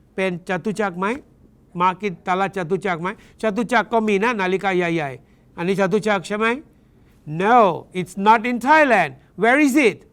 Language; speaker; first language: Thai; non-native, learner; English